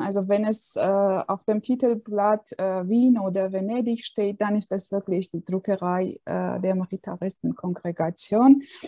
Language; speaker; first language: German; non-native, fluent; Armenian